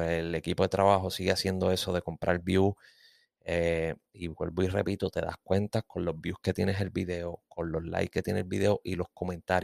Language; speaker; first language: Spanish; native; Spanish